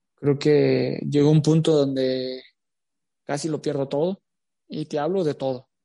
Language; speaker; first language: Spanish; native; Spanish